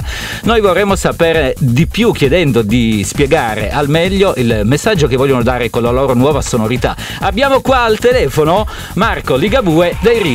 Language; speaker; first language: Italian; native; Italian